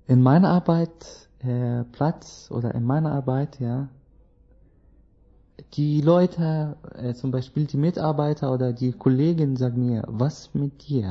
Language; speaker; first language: German; non-native, learner; Arabic